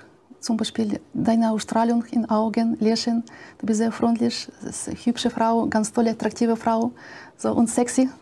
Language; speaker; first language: German; non-native, learner; Ukrainian